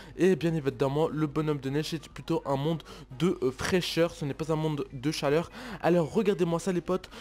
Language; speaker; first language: French; native; French